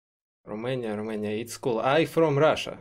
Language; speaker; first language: English; non-native, learner; Russian